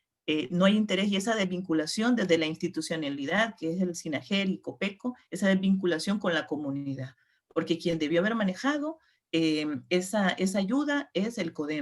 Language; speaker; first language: Spanish; native; Spanish